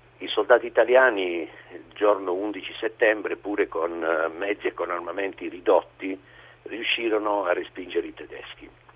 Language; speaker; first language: Italian; native; Italian